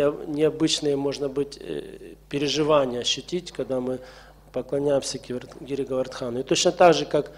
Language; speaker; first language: Russian; native; Russian